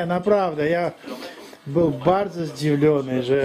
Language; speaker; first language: Polish; non-native, learner; Russian